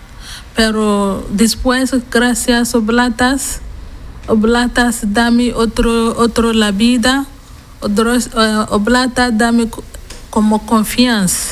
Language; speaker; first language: Spanish; non-native, learner; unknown